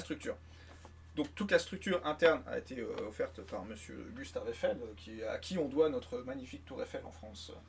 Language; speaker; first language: French; native; French